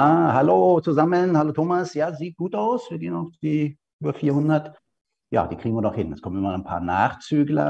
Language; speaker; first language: German; native; German